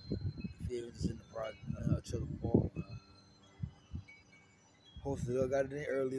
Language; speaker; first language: English; native; English